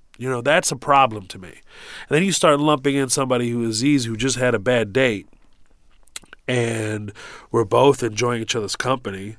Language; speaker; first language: English; early bilingual, other home language; Arabic